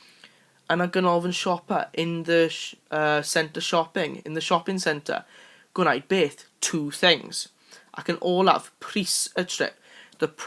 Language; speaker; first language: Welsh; non-native, local second language; English